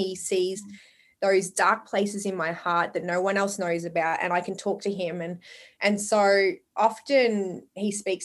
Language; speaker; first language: English; native; English